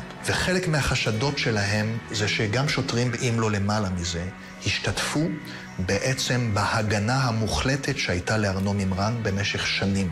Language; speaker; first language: Hebrew; native; Hebrew